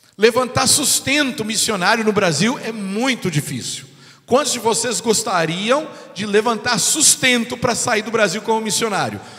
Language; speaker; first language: Portuguese; non-native, fluent; English